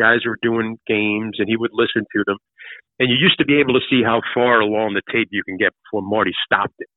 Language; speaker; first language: English; native; English